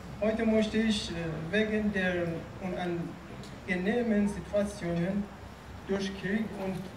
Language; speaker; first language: German; non-native, fluent; Persian